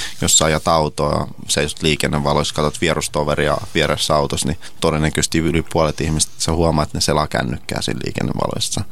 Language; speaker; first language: Finnish; early bilingual, other home language; Russian